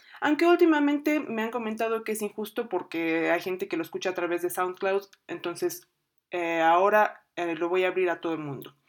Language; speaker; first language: Spanish; native; Spanish